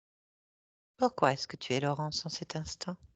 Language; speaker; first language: French; native; French